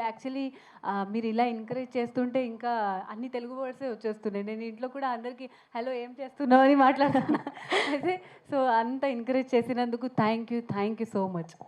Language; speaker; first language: Telugu; non-native, learner; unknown